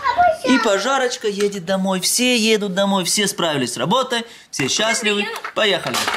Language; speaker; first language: Russian; native; Russian